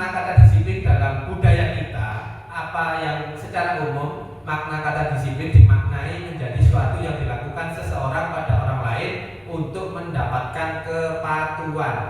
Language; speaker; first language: Indonesian; native; Indonesian